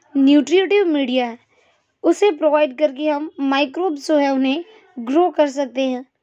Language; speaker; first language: Hindi; non-native, local second language; Gujarati